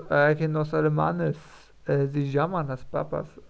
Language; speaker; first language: Spanish; non-native, learner; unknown